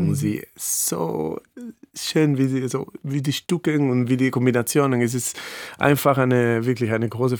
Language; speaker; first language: German; non-native, fluent; Spanish